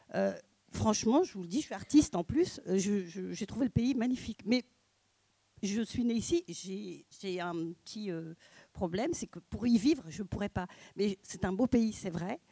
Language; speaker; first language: French; native; French